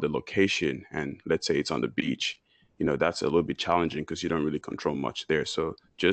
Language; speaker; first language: English; non-native, local second language; Yoruba